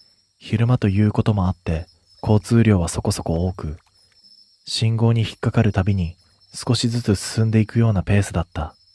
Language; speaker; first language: Japanese; native; Japanese